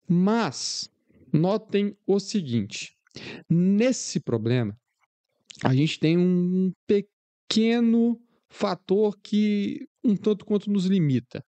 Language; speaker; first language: Portuguese; native; Portuguese